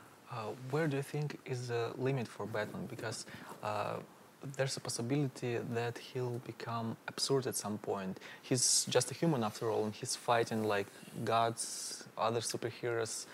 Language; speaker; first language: English; non-native, fluent; Russian